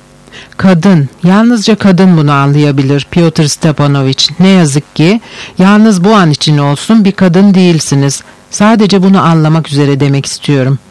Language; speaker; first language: Turkish; native; Turkish